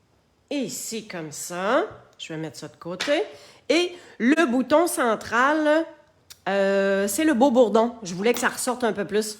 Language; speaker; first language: French; native; French